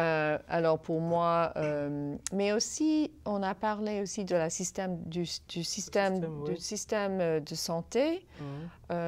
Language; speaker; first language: French; non-native, fluent; English